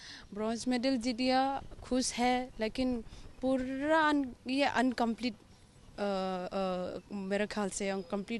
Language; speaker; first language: Hindi; non-native, local second language; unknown